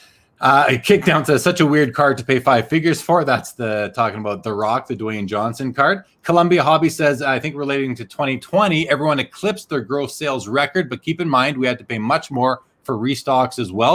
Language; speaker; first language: English; native; English